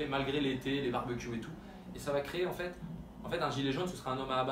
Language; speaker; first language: French; early bilingual, other home language; Arabic